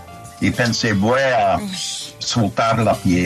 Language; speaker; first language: Spanish; non-native, fluent; English